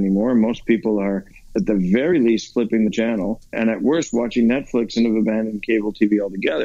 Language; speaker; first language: English; native; English